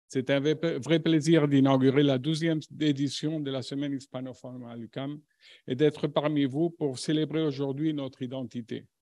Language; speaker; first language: French; non-native, fluent; Spanish